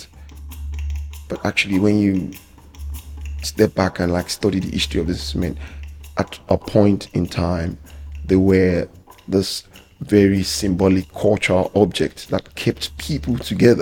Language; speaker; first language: English; non-native, local second language; Yoruba